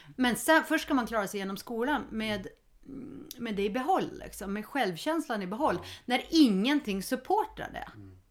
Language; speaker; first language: Swedish; early bilingual, heritage; Swedish